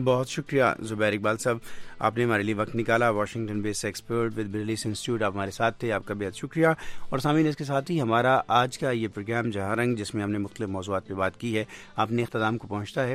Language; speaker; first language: Urdu; native; Urdu